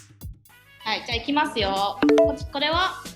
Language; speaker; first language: Japanese; non-native, fluent; Chinese